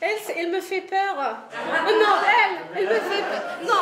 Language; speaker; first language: French; non-native, local second language; Arabic